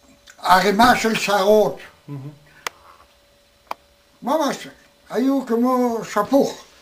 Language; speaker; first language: Hebrew; non-native, fluent; Polish